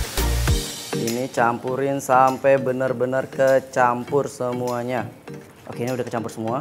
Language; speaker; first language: Indonesian; native; Indonesian